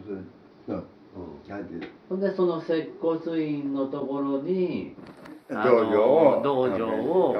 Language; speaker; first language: Japanese; native; Japanese